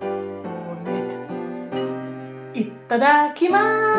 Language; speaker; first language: Japanese; non-native, learner; Thai